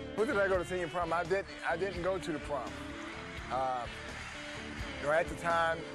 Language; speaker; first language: English; native; English